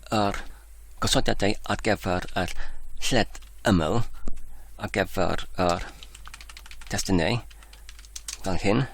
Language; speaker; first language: Welsh; non-native, learner; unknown